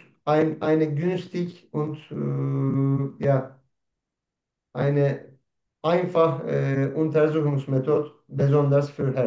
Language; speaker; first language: German; non-native, learner; Turkish